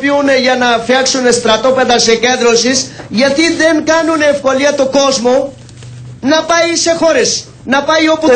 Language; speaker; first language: Greek; non-native, learner; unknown